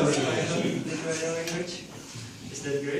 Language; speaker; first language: English; non-native, learner; Indonesian